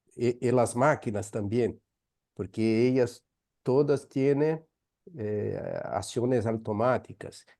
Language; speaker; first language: Spanish; non-native, fluent; Portuguese